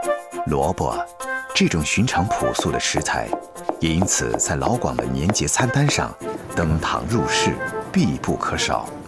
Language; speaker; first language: Chinese; native; Chinese